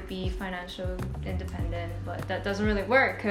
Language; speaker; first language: English; non-native, local second language; Cantonese